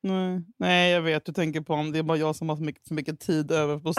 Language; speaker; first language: Swedish; native; Swedish